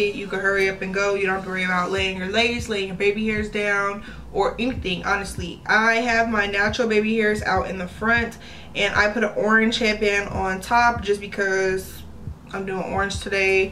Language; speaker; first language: English; native; English